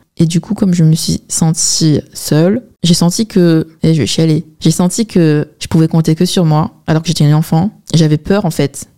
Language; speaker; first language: French; early bilingual, other home language; Chinese